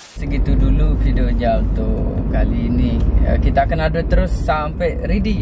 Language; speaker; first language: Indonesian; native; Indonesian